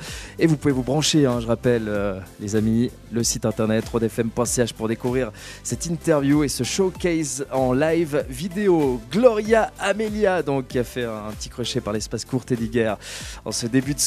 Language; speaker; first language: French; native; French